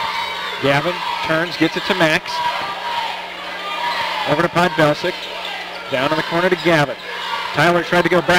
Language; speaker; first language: English; native; English